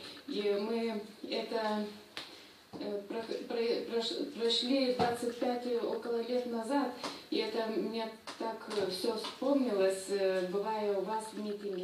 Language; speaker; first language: Russian; non-native, fluent; Lithuanian